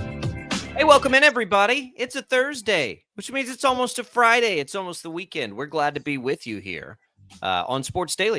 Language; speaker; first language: English; native; English